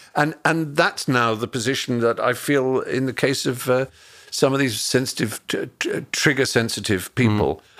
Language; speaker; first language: English; native; English